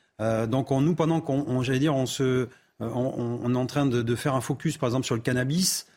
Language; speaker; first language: French; native; French